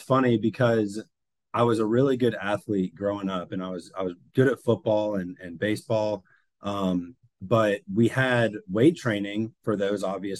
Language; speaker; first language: English; native; English